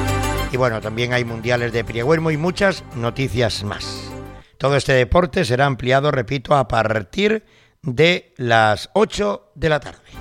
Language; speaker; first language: Spanish; native; Spanish